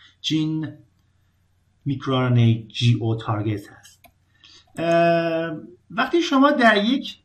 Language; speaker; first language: Persian; native; Persian